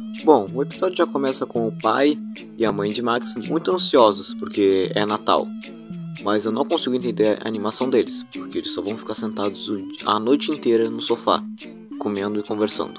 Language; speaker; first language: Portuguese; native; Portuguese